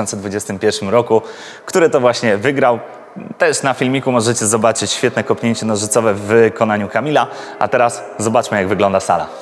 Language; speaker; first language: Polish; native; Polish